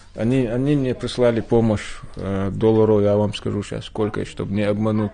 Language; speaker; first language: Russian; non-native, local second language; Chechen